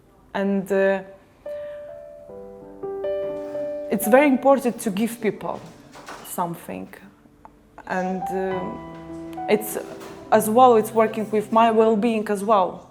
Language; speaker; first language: English; non-native, learner; Ukrainian